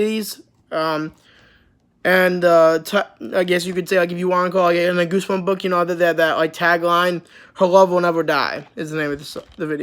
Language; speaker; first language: English; native; English